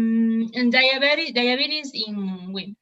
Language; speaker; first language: English; non-native, learner; Spanish